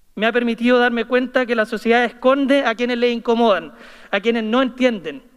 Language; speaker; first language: Spanish; native; Spanish